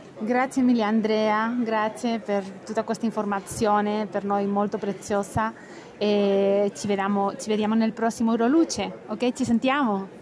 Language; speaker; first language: Italian; non-native, fluent; Spanish